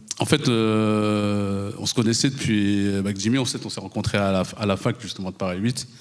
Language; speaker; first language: French; early bilingual, other home language; Khmer